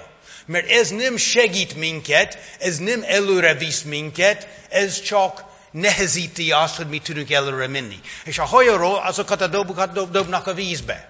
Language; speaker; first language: Hungarian; non-native, fluent; English